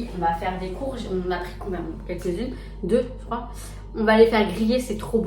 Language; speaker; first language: French; native; French